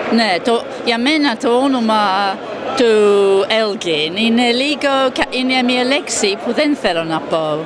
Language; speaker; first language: Greek; non-native, fluent; English